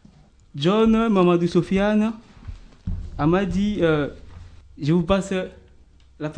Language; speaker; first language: French; native; French